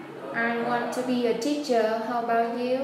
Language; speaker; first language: English; non-native, fluent; Vietnamese